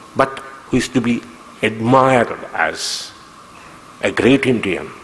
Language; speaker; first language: English; non-native, local second language; Kannada